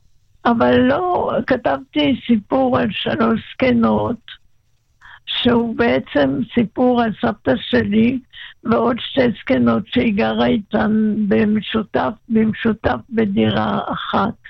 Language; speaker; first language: Hebrew; non-native, local second language; German